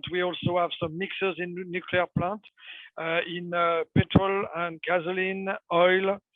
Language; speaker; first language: English; non-native, fluent; French